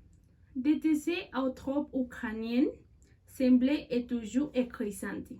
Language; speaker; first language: French; non-native, learner; Spanish